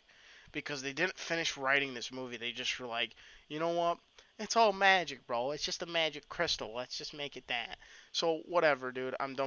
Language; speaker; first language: English; native; English